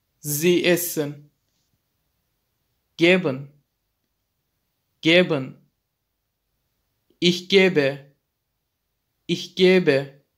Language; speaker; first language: German; non-native, fluent; Turkish